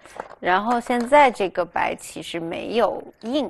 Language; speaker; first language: Chinese; native; Chinese